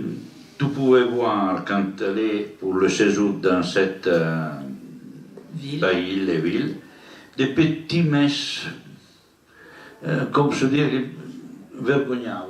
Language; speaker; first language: French; non-native, learner; Italian